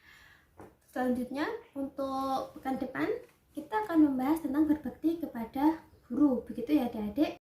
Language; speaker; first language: Indonesian; native; Indonesian